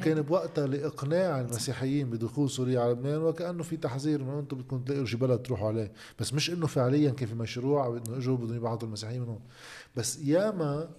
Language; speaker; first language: Arabic; native; Arabic